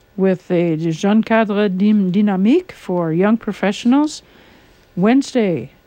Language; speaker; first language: English; native; English